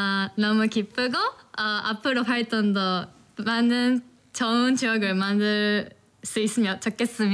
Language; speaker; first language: Korean; non-native, fluent; Japanese